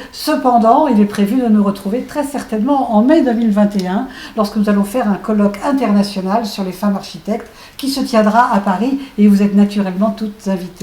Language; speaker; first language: French; native; French